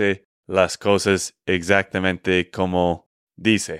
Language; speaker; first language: Spanish; non-native, fluent; English